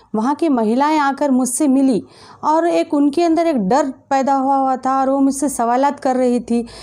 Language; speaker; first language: Hindi; native; Hindi